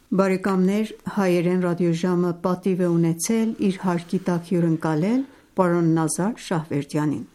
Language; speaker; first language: Armenian; native; Armenian